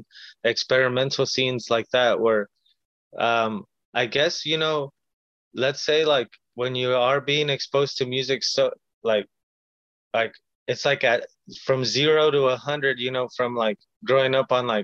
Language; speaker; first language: English; early bilingual, other home language; Spanish